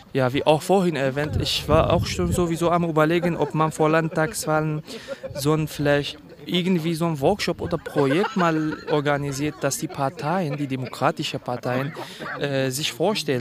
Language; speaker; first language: German; non-native, fluent; Kurdish